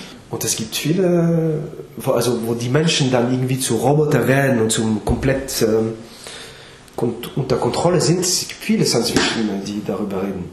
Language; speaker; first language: German; non-native, fluent; French